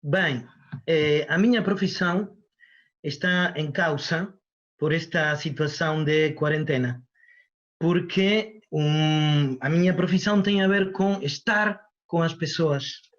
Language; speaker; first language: Portuguese; non-native, fluent; Spanish